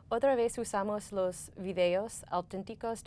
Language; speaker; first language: Spanish; non-native, fluent; English